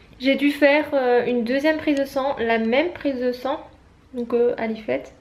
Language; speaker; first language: French; native; French